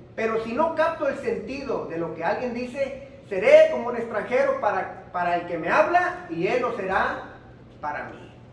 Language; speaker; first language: Spanish; early bilingual, heritage; Spanish